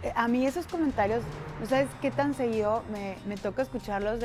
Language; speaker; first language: Spanish; native; Spanish